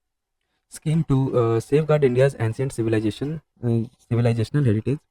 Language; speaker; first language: English; non-native, local second language; Hindi